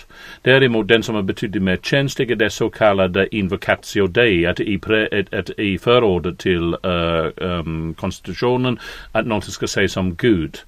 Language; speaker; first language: Swedish; non-native, fluent; English